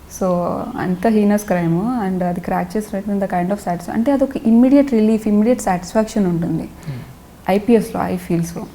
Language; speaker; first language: Telugu; non-native, local second language; Lambadi